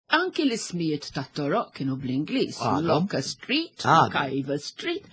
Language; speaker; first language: Maltese; non-native, local second language; English